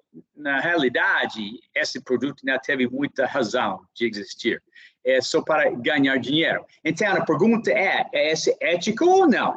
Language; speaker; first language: Portuguese; non-native, fluent; English